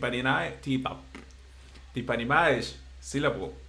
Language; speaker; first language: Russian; non-native, learner; Spanish